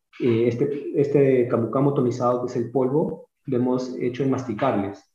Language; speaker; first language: Spanish; early bilingual, heritage; Spanish